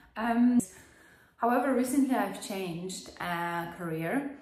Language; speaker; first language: English; non-native, fluent; Lithuanian